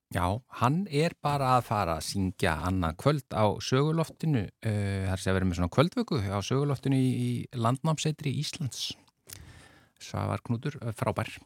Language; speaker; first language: Icelandic; native; Icelandic